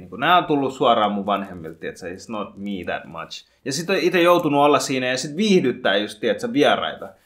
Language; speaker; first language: Finnish; early bilingual, other home language; Bangla